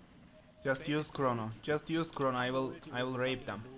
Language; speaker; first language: English; non-native, learner; Turkish